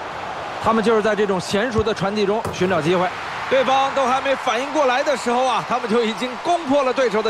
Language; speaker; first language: Chinese; native; Chinese